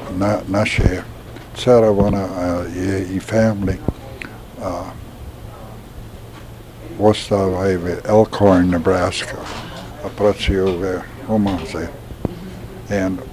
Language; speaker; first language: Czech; early bilingual, heritage; Czech